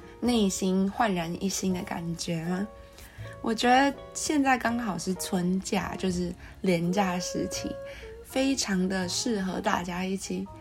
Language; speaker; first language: Chinese; native; Chinese